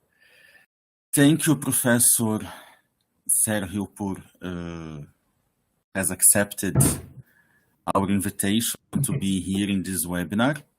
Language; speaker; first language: English; non-native, fluent; Portuguese